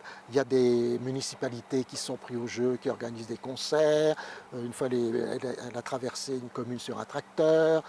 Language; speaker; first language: French; native; French